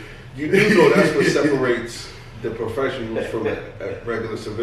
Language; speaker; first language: English; native; English